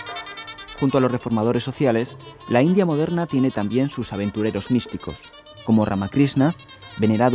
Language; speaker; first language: Spanish; native; Spanish